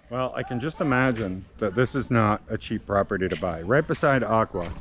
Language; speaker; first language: English; native; English